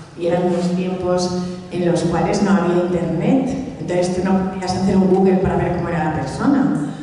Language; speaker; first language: Spanish; early bilingual, other home language; Catalan